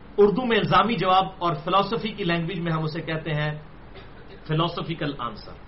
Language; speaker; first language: Urdu; non-native, local second language; Punjabi